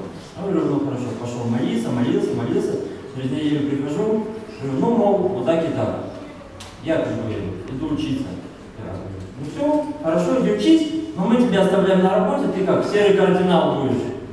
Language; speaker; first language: Russian; native; Russian